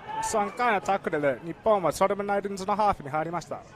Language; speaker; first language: Japanese; non-native, learner; English